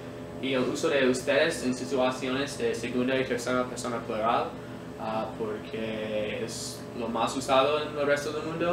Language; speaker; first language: Spanish; non-native, learner; English